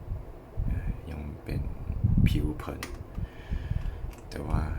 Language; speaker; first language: Thai; non-native, learner; English